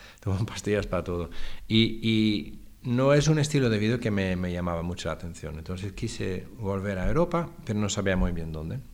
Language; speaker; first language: Spanish; non-native, fluent; Dutch